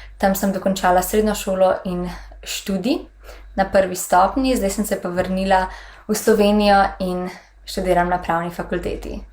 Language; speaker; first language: Slovenian; native; Slovenian